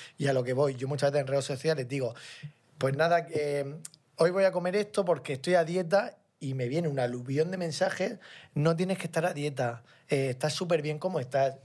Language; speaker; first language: Spanish; native; Spanish